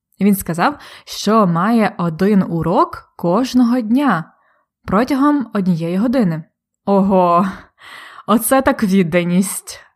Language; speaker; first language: Ukrainian; native; Ukrainian